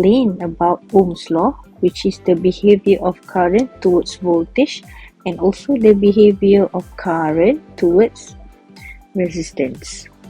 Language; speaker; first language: English; non-native, local second language; Malay